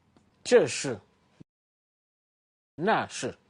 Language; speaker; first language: Chinese; non-native, fluent; French